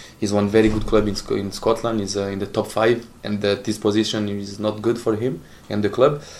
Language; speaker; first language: English; non-native, learner; Italian